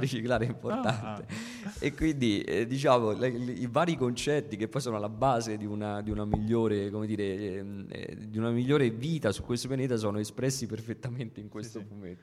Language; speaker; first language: Italian; native; Italian